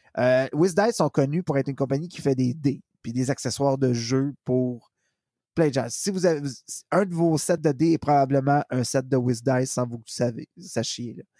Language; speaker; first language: French; native; French